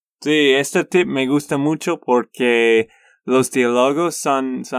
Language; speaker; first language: Spanish; non-native, learner; English